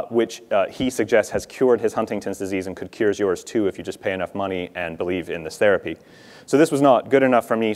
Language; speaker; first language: English; native; English